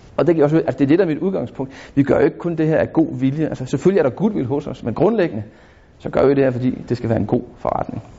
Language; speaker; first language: Danish; native; Danish